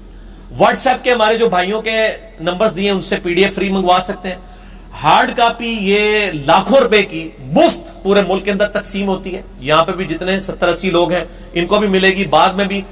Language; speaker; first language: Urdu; non-native, local second language; Punjabi